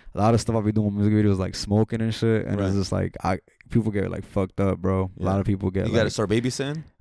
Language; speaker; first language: English; native; English